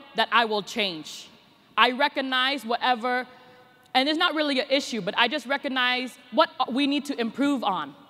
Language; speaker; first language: English; native; English